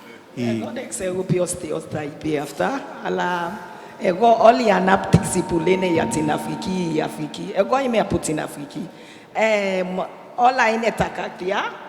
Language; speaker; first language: Greek; non-native, learner; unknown